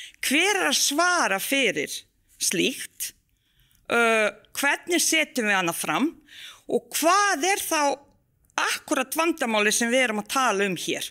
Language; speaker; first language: Icelandic; non-native, fluent; Bosnian